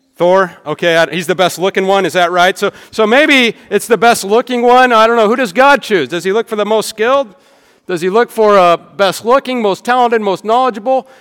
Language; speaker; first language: English; native; English